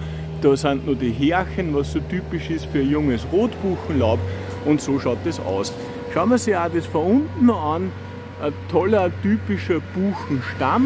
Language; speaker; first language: German; native; German